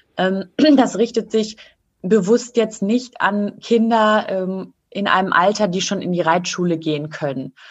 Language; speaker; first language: German; native; German